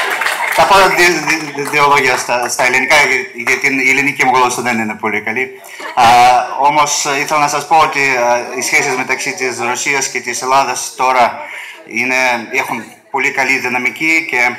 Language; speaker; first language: Greek; non-native, learner; Russian